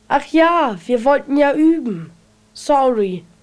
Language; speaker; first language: German; native; German